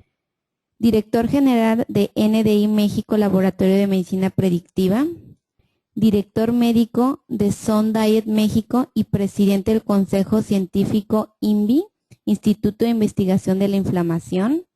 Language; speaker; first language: Spanish; native; Spanish